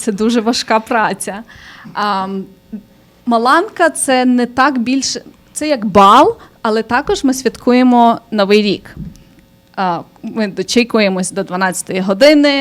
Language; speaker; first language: Ukrainian; early bilingual, heritage; Ukrainian